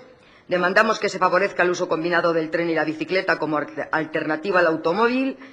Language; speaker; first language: Spanish; native; Spanish